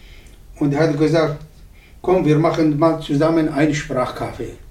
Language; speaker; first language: German; non-native, learner; Arabic